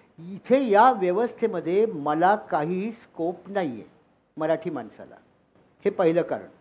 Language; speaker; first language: Marathi; native; Marathi